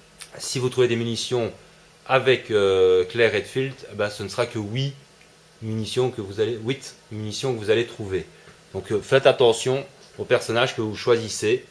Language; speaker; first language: French; native; French